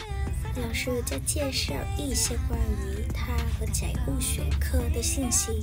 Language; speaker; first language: Chinese; non-native, learner; Vietnamese